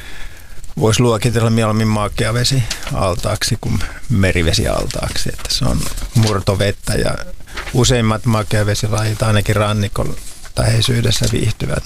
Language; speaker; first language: Finnish; native; Finnish